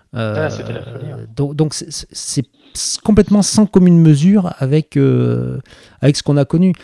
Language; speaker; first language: French; native; French